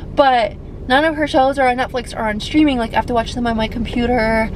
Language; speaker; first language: English; native; English